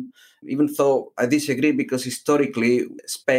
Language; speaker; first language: English; non-native, fluent; Spanish